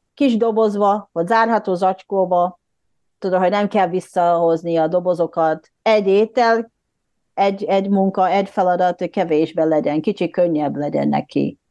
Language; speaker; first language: Hungarian; non-native, fluent; Japanese